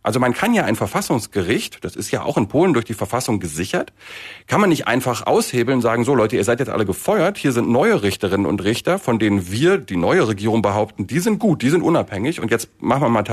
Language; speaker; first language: German; native; German